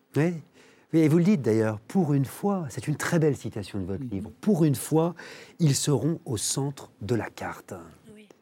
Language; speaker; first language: French; native; French